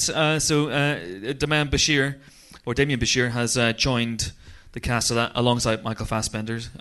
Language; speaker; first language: English; native; English